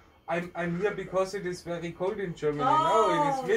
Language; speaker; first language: English; non-native, learner; German